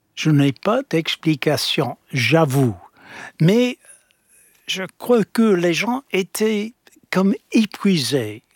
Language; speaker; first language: French; non-native, fluent; English